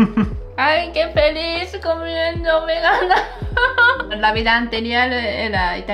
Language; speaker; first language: Spanish; non-native, fluent; Japanese